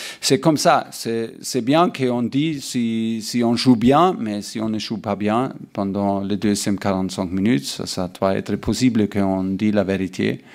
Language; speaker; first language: French; non-native, learner; German